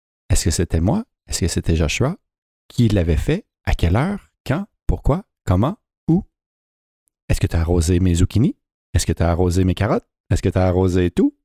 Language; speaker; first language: French; native; French